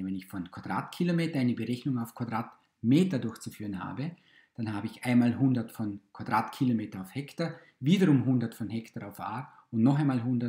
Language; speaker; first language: German; native; German